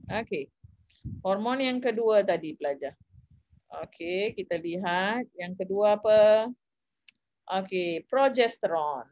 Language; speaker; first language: Malay; non-native, local second language; Tamil